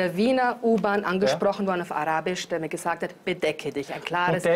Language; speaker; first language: German; native; German